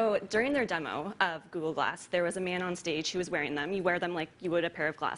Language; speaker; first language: English; native; English